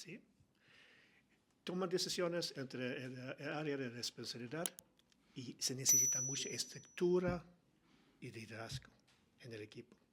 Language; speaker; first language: Spanish; non-native, learner; Swedish